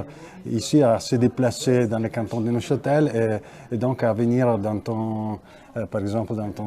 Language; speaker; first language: French; non-native, learner; Italian